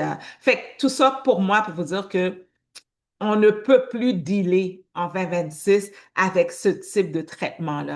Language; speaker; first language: French; native; French